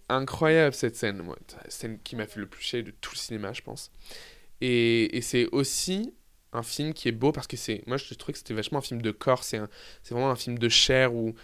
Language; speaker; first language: French; native; French